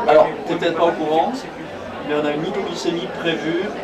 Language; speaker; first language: French; native; French